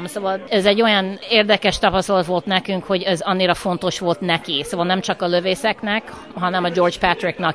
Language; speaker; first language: Hungarian; early bilingual, heritage; English